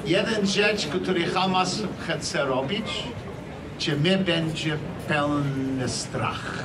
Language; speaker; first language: Polish; non-native, learner; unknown